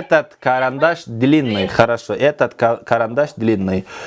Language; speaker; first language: Russian; non-native, local second language; Kyrgyz